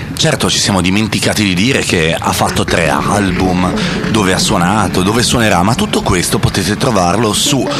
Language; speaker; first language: Italian; native; Italian